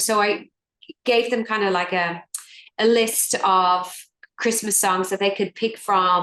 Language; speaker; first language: English; native; English